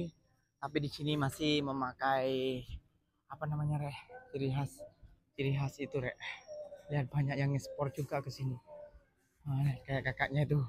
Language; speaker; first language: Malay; non-native, local second language; Javanese